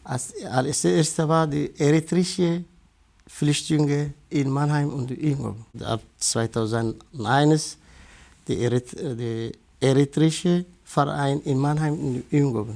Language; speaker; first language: German; non-native, learner; Tigrinya